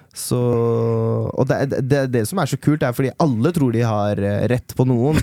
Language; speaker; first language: Norwegian; early bilingual, other home language; Persian